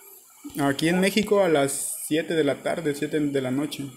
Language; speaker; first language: Spanish; native; Spanish